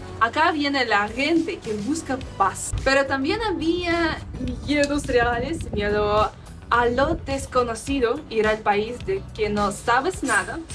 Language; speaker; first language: Spanish; non-native, fluent; Russian